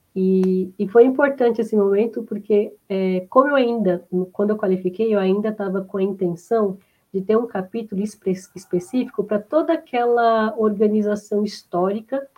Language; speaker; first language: Portuguese; native; Portuguese